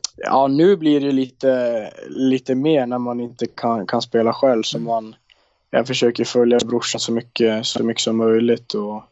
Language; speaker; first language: Swedish; native; Swedish